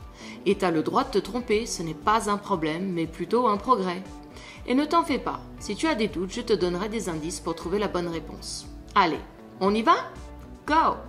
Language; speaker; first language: French; non-native, fluent; English